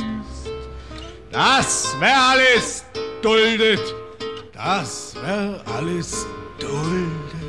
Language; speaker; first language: German; native; German